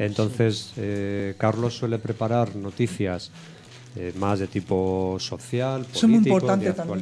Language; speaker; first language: Spanish; native; Spanish